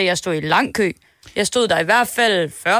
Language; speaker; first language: Danish; native; Danish